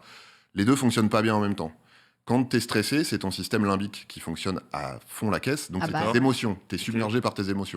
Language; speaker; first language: French; native; French